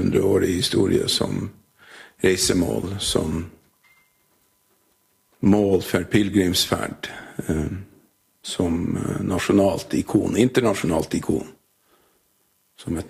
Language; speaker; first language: Norwegian; native; Norwegian